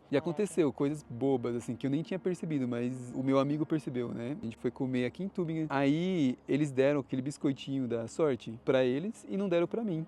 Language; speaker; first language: Portuguese; native; Portuguese